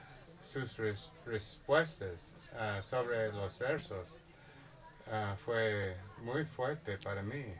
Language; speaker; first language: Spanish; non-native, learner; English